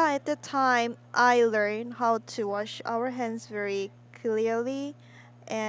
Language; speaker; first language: English; non-native, learner; Korean